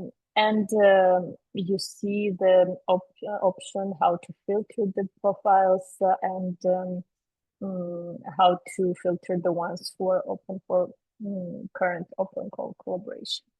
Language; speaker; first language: English; non-native, fluent; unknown